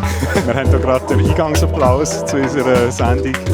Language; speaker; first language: German; native; German